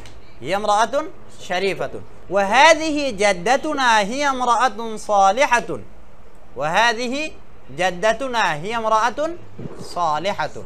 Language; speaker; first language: Arabic; non-native, fluent; Bangla